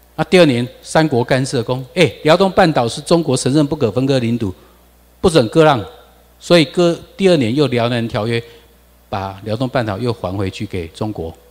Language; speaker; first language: Chinese; non-native, local second language; Min Nan Chinese